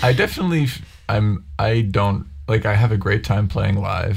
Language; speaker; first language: English; native; English